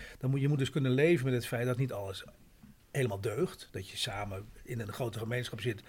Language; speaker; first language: Dutch; native; Dutch